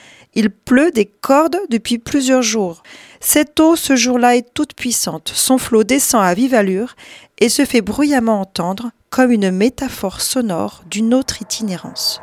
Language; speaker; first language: French; native; French